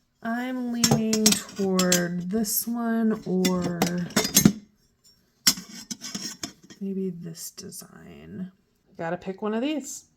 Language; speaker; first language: English; native; English